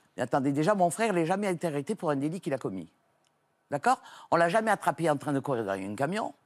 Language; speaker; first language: French; native; French